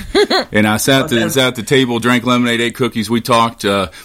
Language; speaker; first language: English; native; English